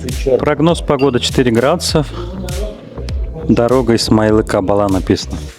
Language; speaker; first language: Russian; native; Russian